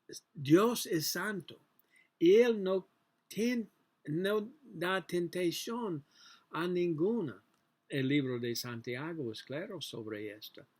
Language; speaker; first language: Spanish; non-native, learner; English